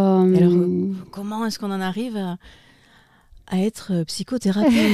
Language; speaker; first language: French; native; French